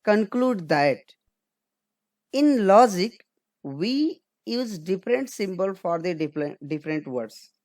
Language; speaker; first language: English; non-native, local second language; Nepali